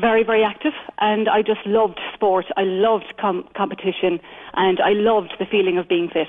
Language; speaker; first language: English; native; English